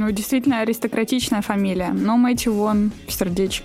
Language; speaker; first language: Russian; native; Russian